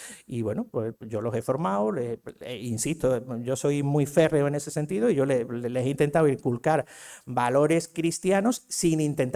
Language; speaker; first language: Spanish; native; Spanish